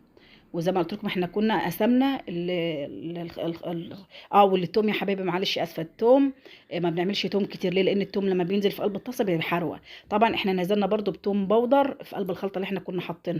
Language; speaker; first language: Arabic; native; Arabic